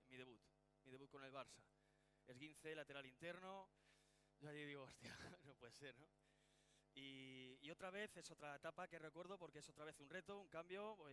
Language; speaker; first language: Spanish; native; Spanish